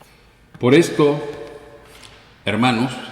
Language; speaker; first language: Spanish; native; Spanish